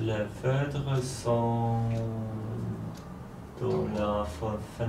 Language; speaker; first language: French; non-native, learner; Polish